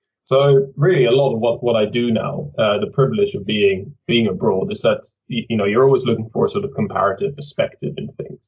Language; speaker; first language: English; early bilingual, other home language; Dutch